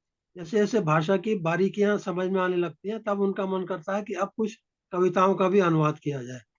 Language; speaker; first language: Hindi; native; Hindi